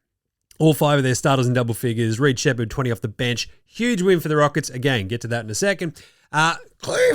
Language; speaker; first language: English; native; English